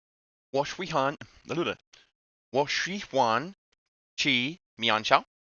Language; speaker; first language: Chinese; non-native, learner; English